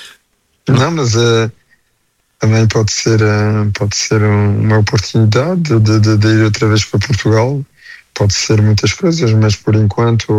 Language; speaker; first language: Portuguese; early bilingual, heritage; French